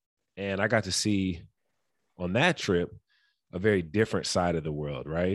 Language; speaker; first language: English; native; English